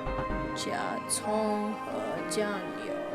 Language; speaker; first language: Chinese; non-native, learner; English